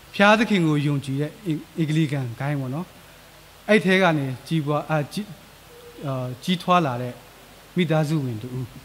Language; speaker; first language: Burmese; non-native, local second language; S'gaw Karen